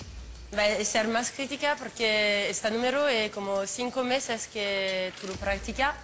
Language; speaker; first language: Spanish; non-native, learner; French